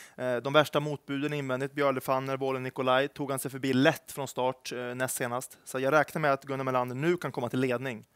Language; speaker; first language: Swedish; native; Swedish